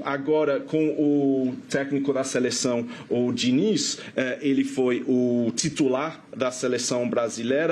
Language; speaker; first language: Portuguese; non-native, fluent; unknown